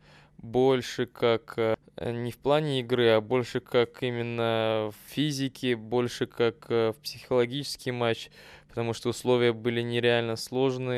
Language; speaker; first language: Russian; native; Russian